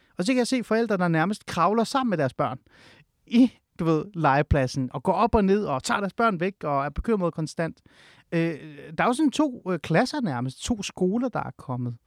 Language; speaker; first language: Danish; early bilingual, other home language; Persian